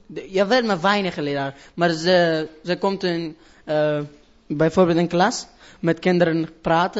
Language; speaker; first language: Dutch; non-native, learner; Persian